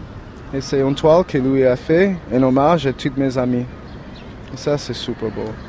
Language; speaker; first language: French; non-native, learner; English